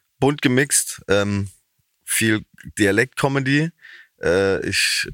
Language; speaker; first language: German; native; German